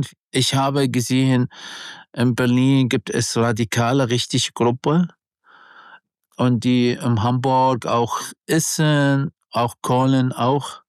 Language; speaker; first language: German; non-native, learner; Arabic